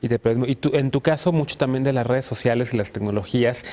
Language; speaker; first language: Spanish; native; Spanish